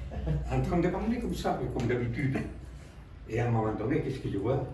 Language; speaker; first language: French; non-native, fluent; Spanish